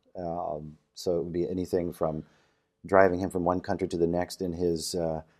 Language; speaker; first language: English; native; English